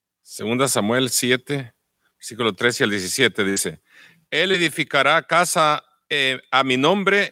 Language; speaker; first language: Spanish; early bilingual, heritage; Spanish